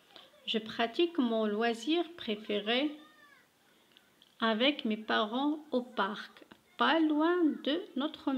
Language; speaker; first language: French; non-native, local second language; Arabic